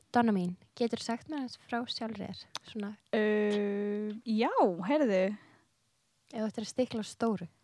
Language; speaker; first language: Icelandic; early bilingual, other home language; Filipino